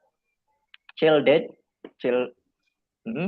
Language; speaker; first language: English; non-native, fluent; Javanese